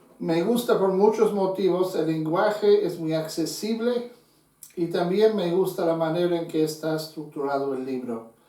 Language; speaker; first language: Spanish; non-native, fluent; English